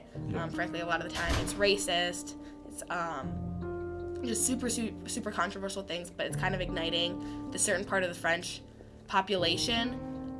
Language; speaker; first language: English; native; English